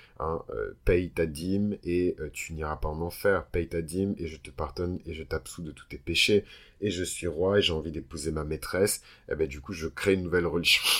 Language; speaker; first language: French; early bilingual, other home language; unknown